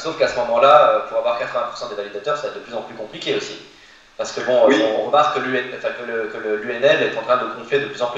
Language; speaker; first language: French; native; French